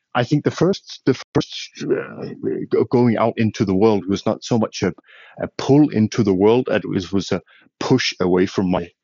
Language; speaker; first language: English; non-native, fluent; Danish